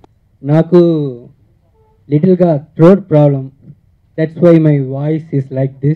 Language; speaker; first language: Telugu; early bilingual, heritage; Telugu